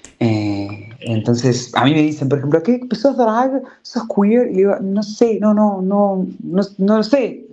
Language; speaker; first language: Spanish; native; Spanish